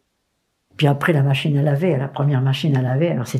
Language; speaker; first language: French; native; French